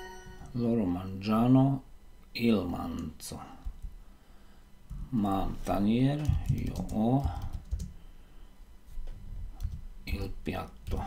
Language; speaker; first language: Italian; non-native, learner; Slovak